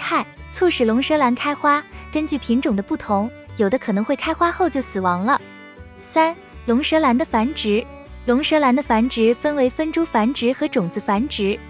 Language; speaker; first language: Chinese; native; Chinese